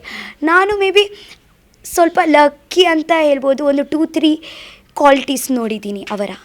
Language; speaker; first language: Kannada; non-native, learner; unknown